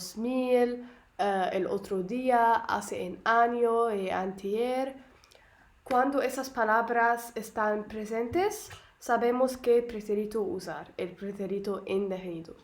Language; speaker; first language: Spanish; non-native, learner; Arabic